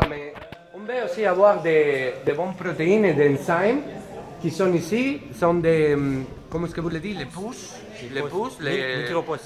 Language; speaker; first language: French; non-native, learner; Spanish